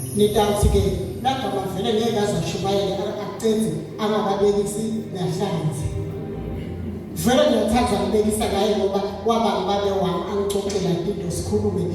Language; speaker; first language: Zulu; non-native, local second language; Swati